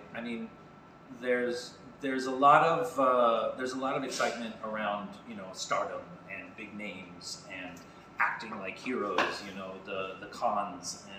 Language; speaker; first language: English; native; English